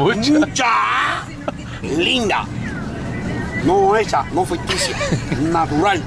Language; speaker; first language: Spanish; native; Spanish